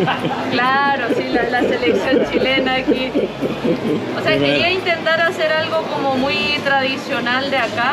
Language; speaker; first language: Spanish; native; Spanish